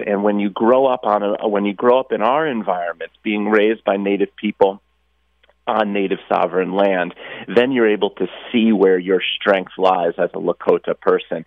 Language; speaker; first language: English; native; English